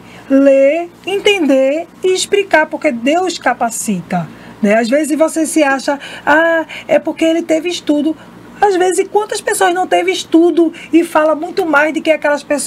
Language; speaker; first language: Portuguese; native; Portuguese